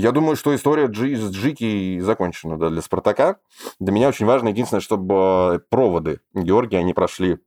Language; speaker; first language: Russian; native; Russian